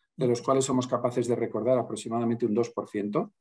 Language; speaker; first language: Spanish; native; Spanish